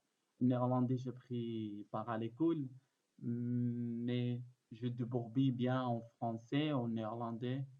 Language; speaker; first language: French; non-native, learner; Arabic